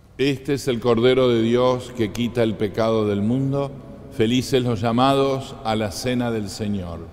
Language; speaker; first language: Spanish; native; Spanish